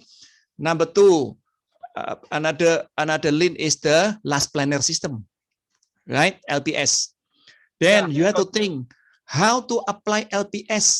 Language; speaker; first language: English; non-native, fluent; Indonesian